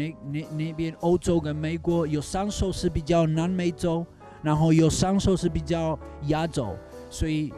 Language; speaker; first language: Chinese; non-native, learner; Spanish